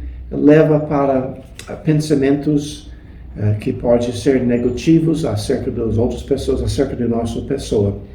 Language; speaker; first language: Portuguese; non-native, fluent; English